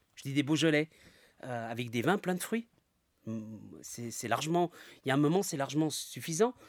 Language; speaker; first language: French; native; French